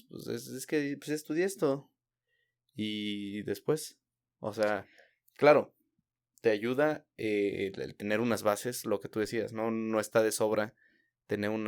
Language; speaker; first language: Spanish; native; Spanish